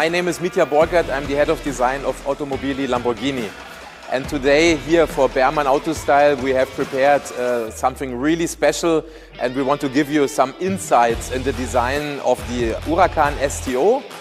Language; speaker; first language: English; non-native, fluent; German